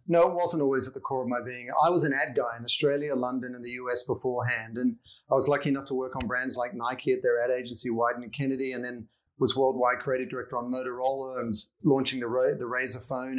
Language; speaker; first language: English; native; English